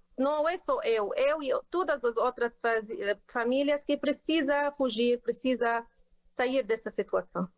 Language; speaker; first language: Portuguese; non-native, fluent; Arabic